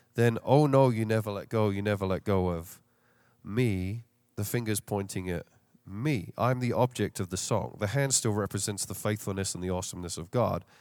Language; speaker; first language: English; native; English